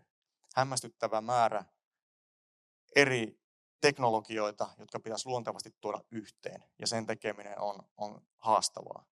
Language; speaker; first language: Finnish; native; Finnish